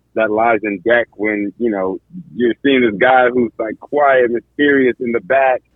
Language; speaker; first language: English; native; English